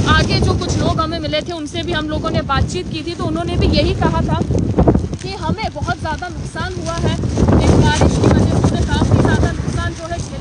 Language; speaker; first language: Hindi; non-native, local second language; Gujarati